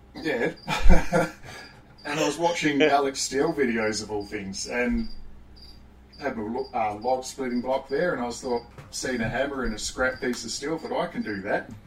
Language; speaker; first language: English; native; English